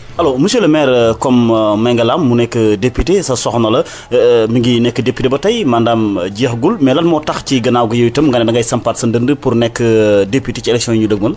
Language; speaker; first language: Wolof; native; Wolof